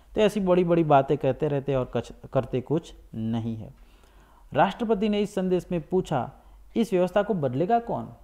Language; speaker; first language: Hindi; non-native, local second language; Gujarati